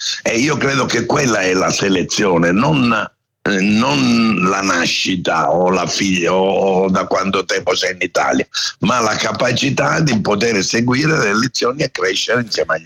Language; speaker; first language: Italian; native; Italian